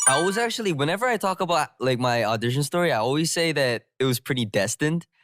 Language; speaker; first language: English; early bilingual, other home language; Korean